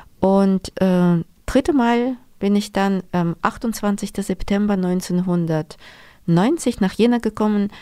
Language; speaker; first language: German; non-native, fluent; Russian